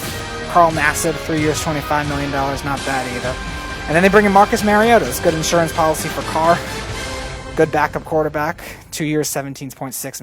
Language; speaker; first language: English; native; English